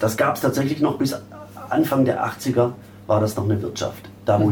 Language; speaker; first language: German; native; German